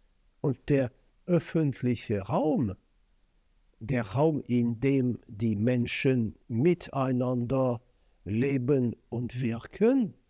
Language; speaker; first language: German; non-native, fluent; French